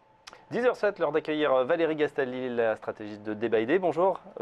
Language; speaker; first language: French; native; French